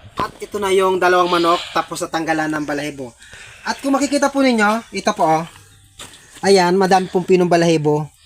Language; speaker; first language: Filipino; non-native, local second language; Bikol